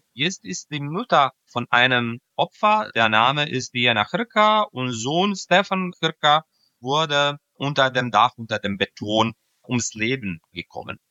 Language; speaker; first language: German; non-native, fluent; Serbian